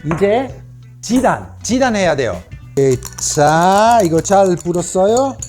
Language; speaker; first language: Korean; non-native, learner; Italian